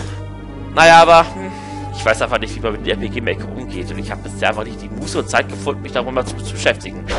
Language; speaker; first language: German; native; German